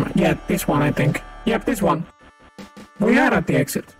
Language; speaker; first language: English; non-native, fluent; Spanish